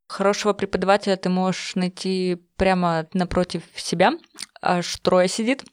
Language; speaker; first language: Russian; native; Russian